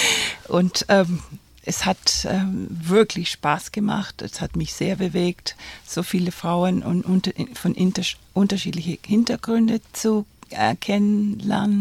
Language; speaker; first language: German; non-native, fluent; Spanish